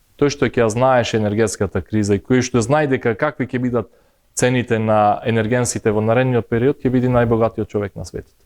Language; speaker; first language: Macedonian; native; Macedonian